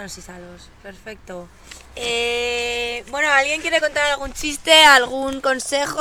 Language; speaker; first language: Spanish; native; Spanish